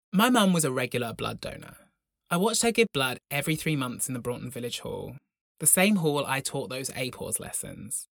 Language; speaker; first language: English; native; English